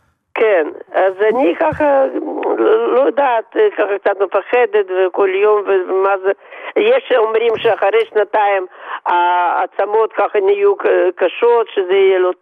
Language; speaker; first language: Hebrew; non-native, fluent; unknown